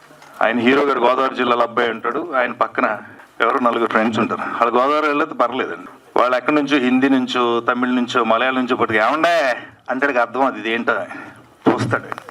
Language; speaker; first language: Telugu; native; Telugu